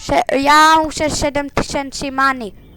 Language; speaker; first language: Polish; early bilingual, heritage; Polish